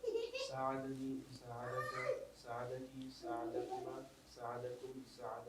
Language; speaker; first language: Arabic; non-native, learner; Urdu